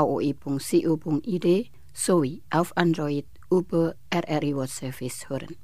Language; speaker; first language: German; non-native, fluent; Indonesian